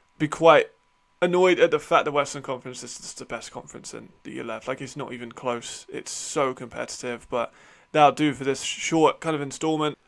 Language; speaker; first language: English; native; English